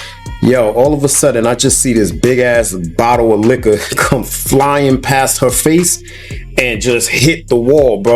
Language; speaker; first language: English; native; English